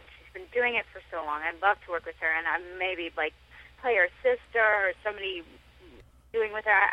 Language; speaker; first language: English; native; English